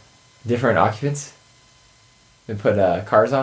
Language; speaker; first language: English; native; English